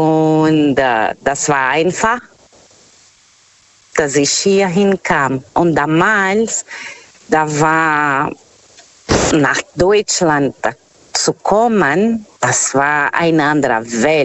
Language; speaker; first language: German; non-native, fluent; Portuguese